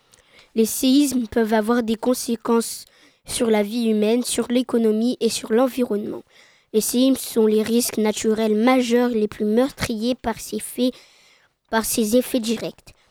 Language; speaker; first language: French; native; French